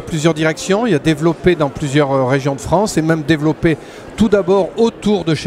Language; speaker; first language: French; native; French